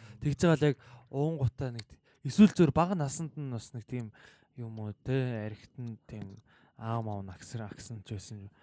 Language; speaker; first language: Mongolian; native; Mongolian